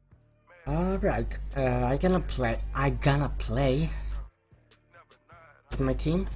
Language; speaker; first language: English; non-native, learner; Swedish